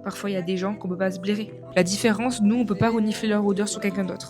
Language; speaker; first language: French; native; French